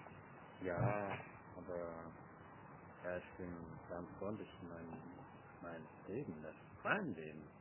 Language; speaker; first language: German; non-native, learner; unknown